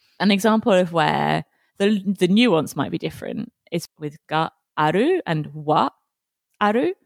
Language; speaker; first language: English; native; English